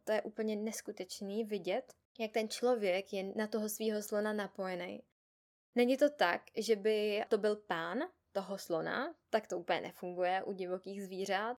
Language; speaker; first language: Czech; native; Czech